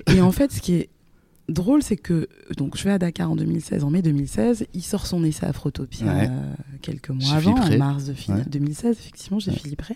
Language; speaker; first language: French; native; French